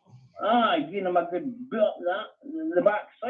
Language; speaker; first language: English; native; English